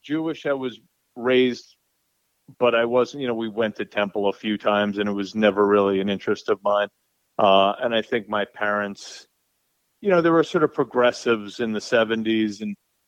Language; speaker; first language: English; native; English